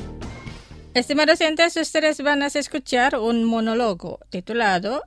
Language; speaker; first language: Spanish; non-native, fluent; Indonesian